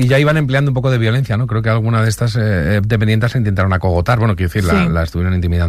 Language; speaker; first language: Spanish; native; Spanish